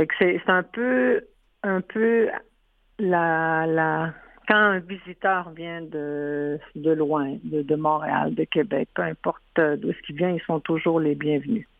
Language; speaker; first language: French; non-native, local second language; Innu-aimun